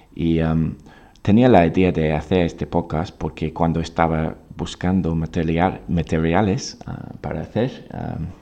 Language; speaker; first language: Spanish; non-native, fluent; English